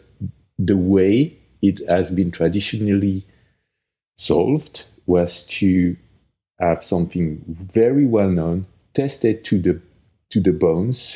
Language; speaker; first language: English; non-native, fluent; French